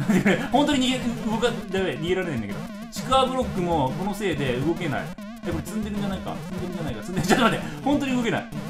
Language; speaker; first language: Japanese; native; Japanese